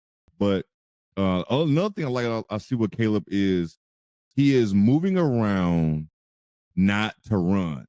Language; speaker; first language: English; native; English